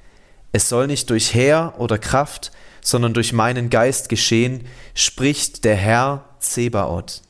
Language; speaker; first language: German; native; German